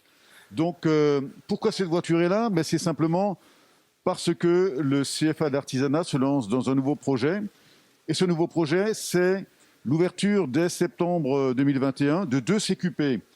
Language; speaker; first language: French; native; French